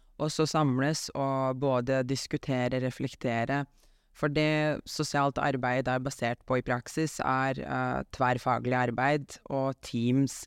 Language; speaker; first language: Norwegian; non-native, fluent; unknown